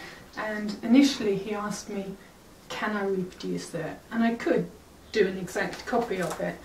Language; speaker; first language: English; native; English